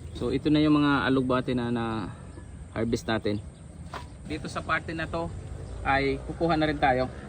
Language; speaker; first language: Filipino; non-native, local second language; Masbatenyo